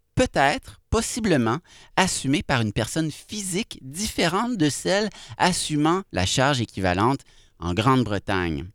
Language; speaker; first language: French; native; French